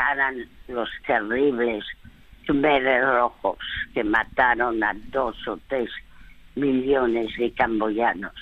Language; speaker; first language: Spanish; early bilingual, other home language; French